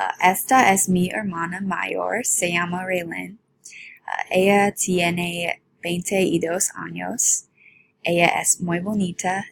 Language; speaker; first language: Spanish; non-native, learner; English